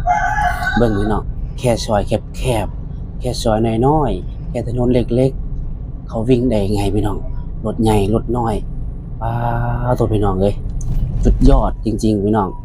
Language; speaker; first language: Thai; non-native, local second language; Lao